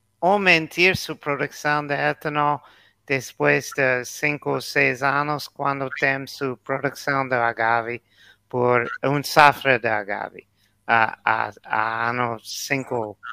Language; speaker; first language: Portuguese; non-native, learner; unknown